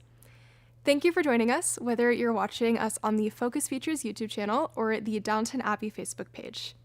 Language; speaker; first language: English; native; English